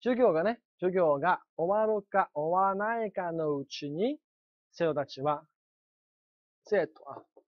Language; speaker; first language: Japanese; non-native, fluent; Chinese